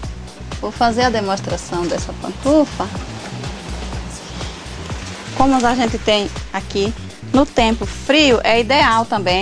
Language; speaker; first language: Portuguese; native; Portuguese